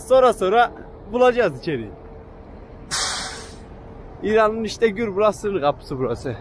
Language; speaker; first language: Turkish; native; Turkish